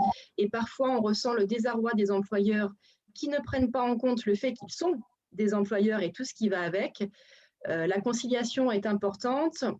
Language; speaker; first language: French; native; French